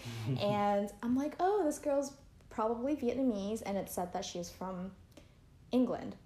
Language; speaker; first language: English; native; English